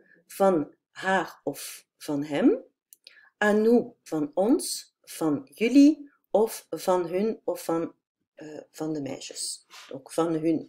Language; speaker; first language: Dutch; non-native, fluent; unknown